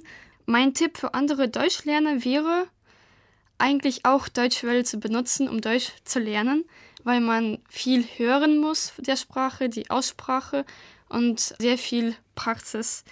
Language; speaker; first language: German; non-native, fluent; Russian